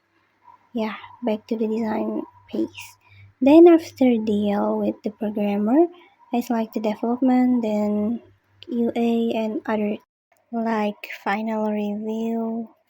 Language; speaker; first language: English; non-native, learner; Indonesian